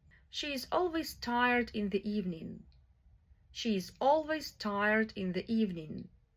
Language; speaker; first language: English; non-native, fluent; Ukrainian